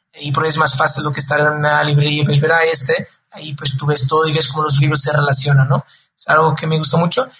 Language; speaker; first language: Spanish; non-native, fluent; Portuguese